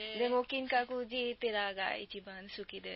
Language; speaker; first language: Japanese; non-native, learner; Bangla